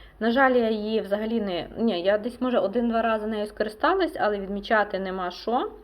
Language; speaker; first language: Ukrainian; non-native, local second language; Russian